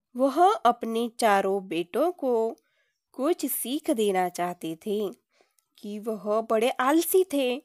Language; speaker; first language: Hindi; non-native, local second language; Marathi